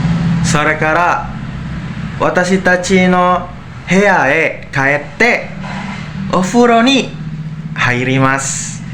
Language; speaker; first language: Japanese; non-native, learner; Indonesian